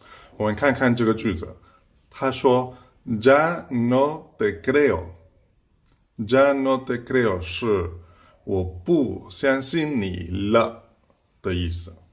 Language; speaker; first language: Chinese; non-native, fluent; Spanish